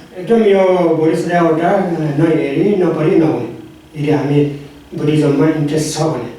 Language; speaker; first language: Nepali; non-native, local second language; Newari